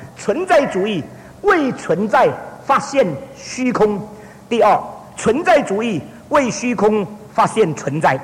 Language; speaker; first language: Chinese; early bilingual, heritage; Chinese